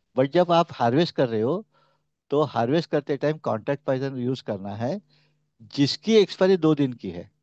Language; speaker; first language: Hindi; non-native, local second language; Marathi